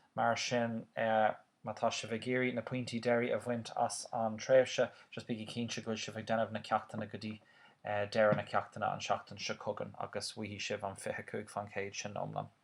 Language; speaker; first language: Irish; non-native, local second language; English